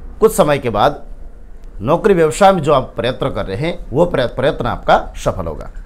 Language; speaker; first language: Hindi; native; Hindi